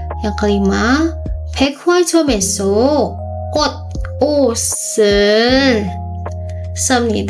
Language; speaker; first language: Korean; non-native, fluent; Indonesian